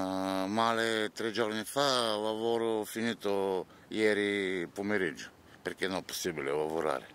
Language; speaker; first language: Italian; non-native, learner; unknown